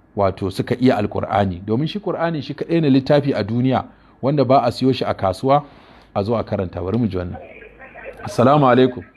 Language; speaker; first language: Hausa; native; Hausa